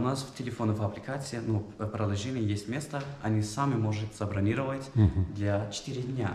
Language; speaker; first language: Russian; non-native, learner; Turkish